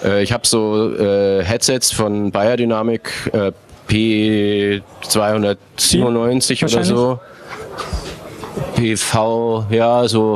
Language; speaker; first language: German; native; German